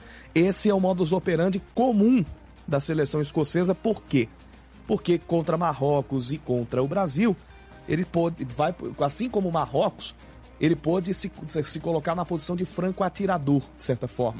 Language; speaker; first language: Portuguese; native; Portuguese